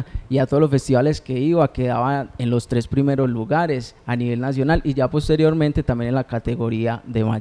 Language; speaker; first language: Spanish; native; Spanish